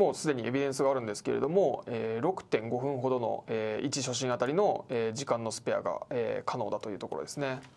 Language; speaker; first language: Japanese; native; Japanese